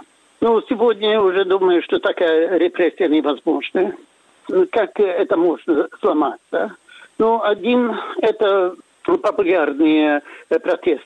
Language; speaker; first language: Russian; non-native, fluent; Swedish